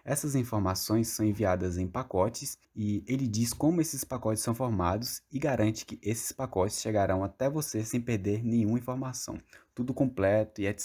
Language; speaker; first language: Portuguese; native; Portuguese